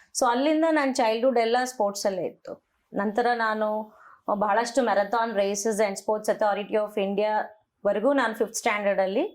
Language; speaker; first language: Kannada; non-native, local second language; Telugu